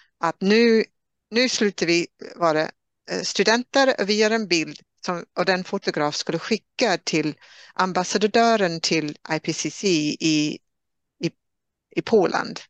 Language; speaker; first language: Swedish; non-native, fluent; English